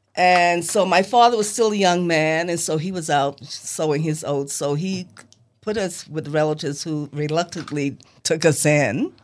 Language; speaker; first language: English; native; English